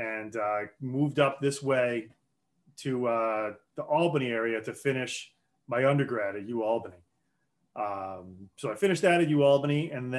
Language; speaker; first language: English; native; English